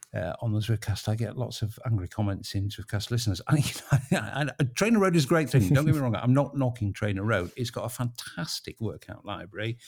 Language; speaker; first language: English; native; English